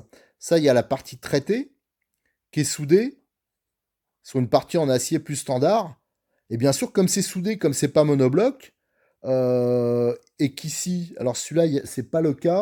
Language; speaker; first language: French; native; French